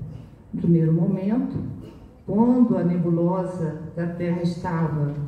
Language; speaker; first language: Portuguese; native; Portuguese